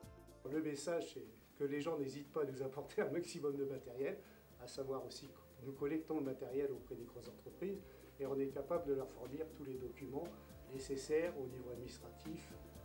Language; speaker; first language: French; native; French